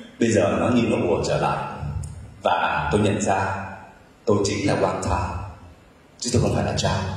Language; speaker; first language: Vietnamese; native; Vietnamese